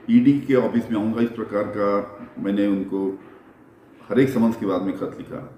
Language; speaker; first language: Hindi; non-native, local second language; Marathi